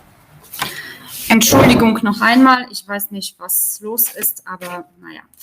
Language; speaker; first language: German; non-native, fluent; Polish